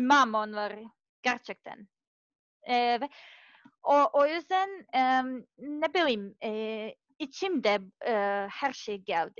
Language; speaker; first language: Turkish; non-native, learner; Serbian